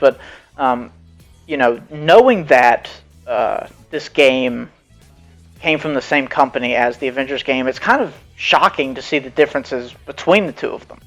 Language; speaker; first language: English; native; English